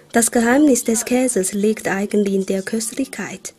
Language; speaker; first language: German; non-native, fluent; Chinese